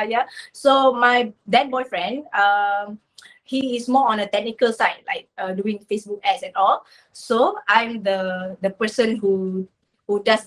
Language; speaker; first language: English; non-native, local second language; Malay